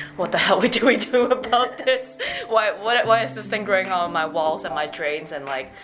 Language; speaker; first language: English; native; English